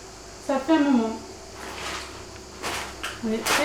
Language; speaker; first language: French; native; French